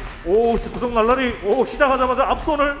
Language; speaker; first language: Korean; native; Korean